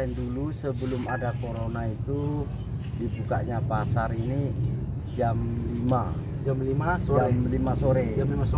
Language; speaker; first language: Indonesian; non-native, local second language; Javanese